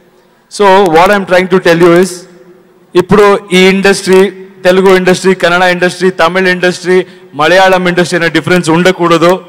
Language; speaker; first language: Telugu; non-native, learner; Kannada